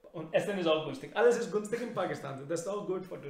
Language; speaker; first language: German; non-native, learner; Urdu